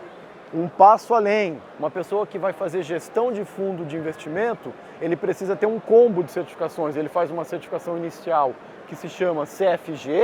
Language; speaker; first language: Portuguese; native; Portuguese